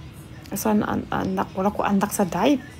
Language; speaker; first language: Filipino; non-native, learner; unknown